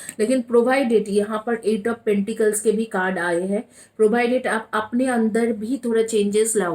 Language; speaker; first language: Hindi; non-native, local second language; Bangla